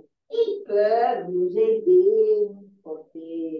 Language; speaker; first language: French; non-native, fluent; Italian